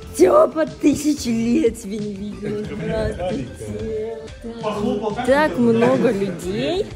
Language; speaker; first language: Russian; native; Russian